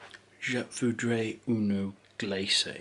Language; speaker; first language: French; non-native, learner; English